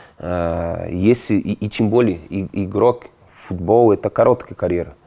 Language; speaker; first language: Russian; non-native, fluent; Portuguese